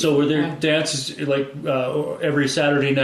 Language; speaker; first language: English; native; English